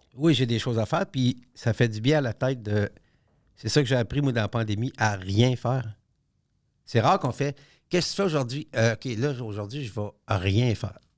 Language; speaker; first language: French; native; French